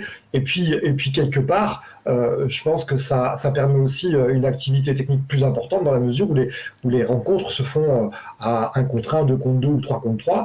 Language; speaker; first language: French; native; French